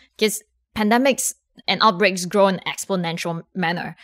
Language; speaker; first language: English; native; English